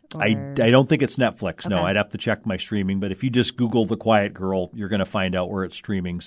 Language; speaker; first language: English; native; English